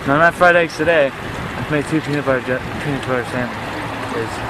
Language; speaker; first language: English; native; English